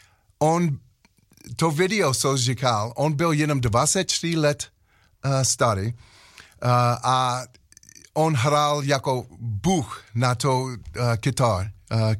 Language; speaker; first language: Czech; non-native, learner; English